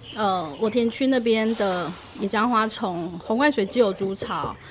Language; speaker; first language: Chinese; native; Chinese